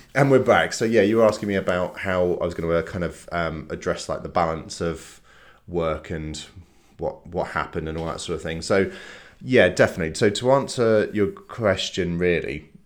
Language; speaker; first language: English; native; English